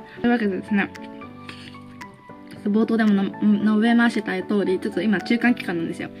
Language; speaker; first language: Japanese; early bilingual, heritage; Japanese